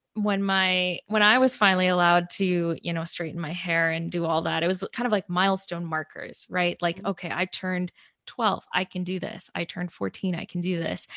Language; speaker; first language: English; native; English